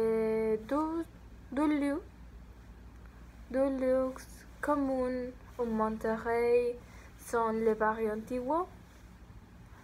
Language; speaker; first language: French; non-native, learner; Spanish